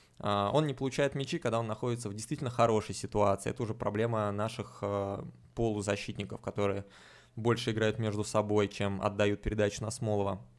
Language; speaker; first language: Russian; native; Russian